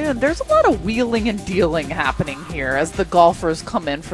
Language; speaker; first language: English; native; English